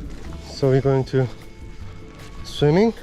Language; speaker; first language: English; non-native, learner; Korean